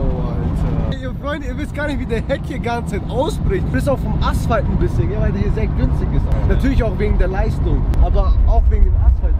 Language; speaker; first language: German; early bilingual, other home language; Turkish